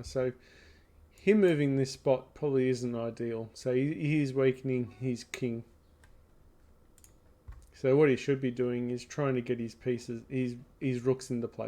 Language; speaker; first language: English; native; English